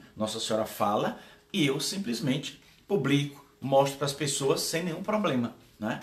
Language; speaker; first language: Portuguese; native; Portuguese